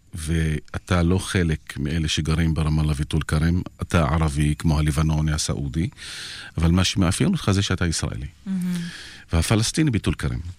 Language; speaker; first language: Hebrew; non-native, local second language; Arabic